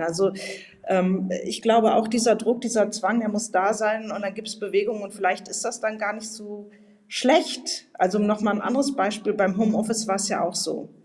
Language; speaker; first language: German; native; German